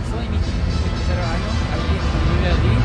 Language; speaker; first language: Spanish; early bilingual, heritage; Spanish